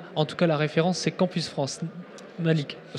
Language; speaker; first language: French; native; French